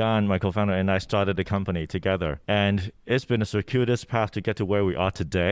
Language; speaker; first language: English; early bilingual, other home language; Cantonese